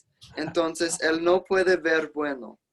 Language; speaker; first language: Spanish; non-native, learner; English